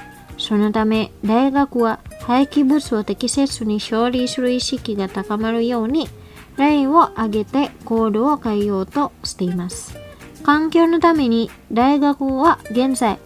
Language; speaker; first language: Japanese; non-native, fluent; Indonesian